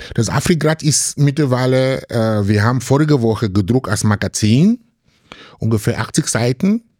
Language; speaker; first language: German; non-native, fluent; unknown